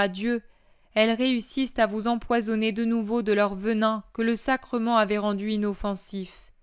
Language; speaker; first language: French; native; French